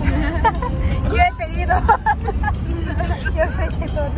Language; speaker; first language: Spanish; non-native, fluent; Turkish